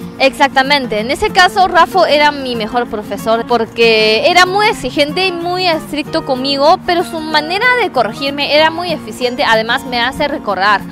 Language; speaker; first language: Spanish; non-native, fluent; Chinese